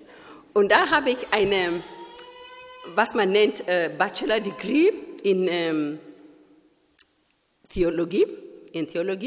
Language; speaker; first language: German; non-native, fluent; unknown